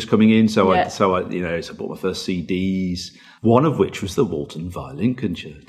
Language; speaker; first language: English; native; English